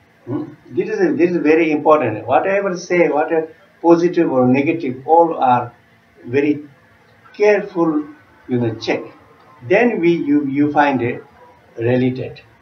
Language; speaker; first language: English; non-native, learner; Tibetan